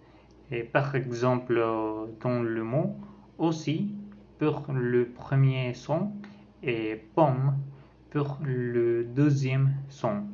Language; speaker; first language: French; non-native, learner; Spanish